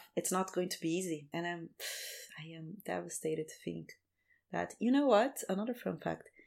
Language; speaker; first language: English; non-native, fluent; Portuguese